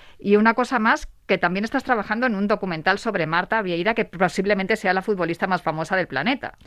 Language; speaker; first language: Spanish; native; Spanish